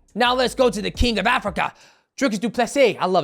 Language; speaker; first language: English; native; English